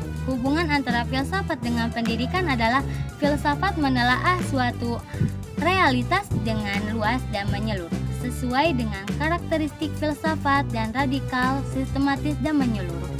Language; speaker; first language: Indonesian; native; Indonesian